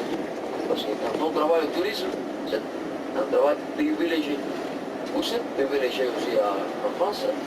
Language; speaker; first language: French; non-native, fluent; Spanish